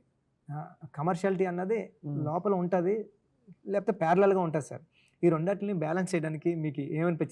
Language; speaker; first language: Telugu; native; Telugu